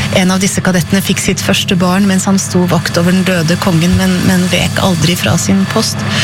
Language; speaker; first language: Norwegian; native; Norwegian